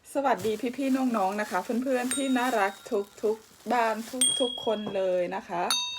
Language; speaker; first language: Thai; native; Thai